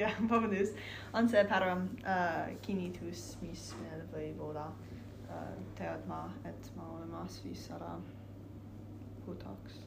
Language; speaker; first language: Estonian; non-native, learner; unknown